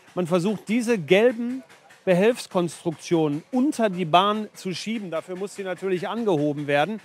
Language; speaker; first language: German; native; German